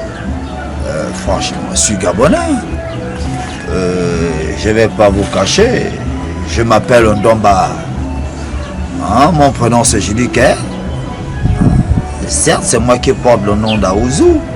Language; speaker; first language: French; non-native, local second language; Fang